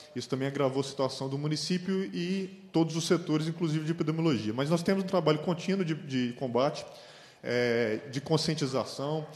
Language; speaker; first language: Portuguese; native; Portuguese